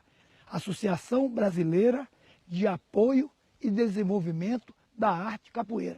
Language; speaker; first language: Portuguese; native; Portuguese